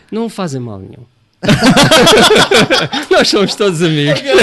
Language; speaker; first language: Portuguese; native; Portuguese